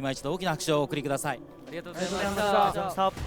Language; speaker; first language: Japanese; native; Japanese